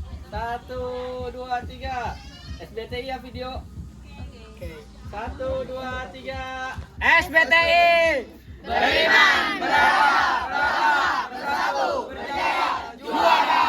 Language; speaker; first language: Indonesian; native; Indonesian